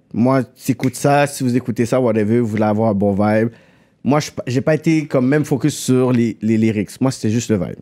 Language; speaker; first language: French; native; French